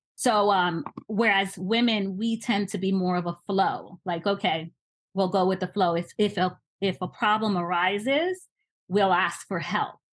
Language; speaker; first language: English; native; English